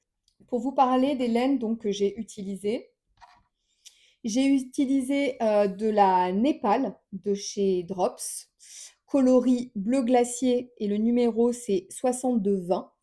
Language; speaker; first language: French; native; French